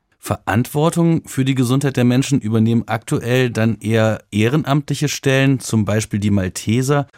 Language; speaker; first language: German; native; German